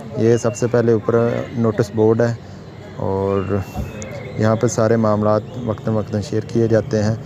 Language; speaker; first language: Urdu; non-native, local second language; Punjabi